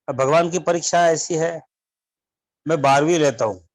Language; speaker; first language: Hindi; non-native, local second language; Marathi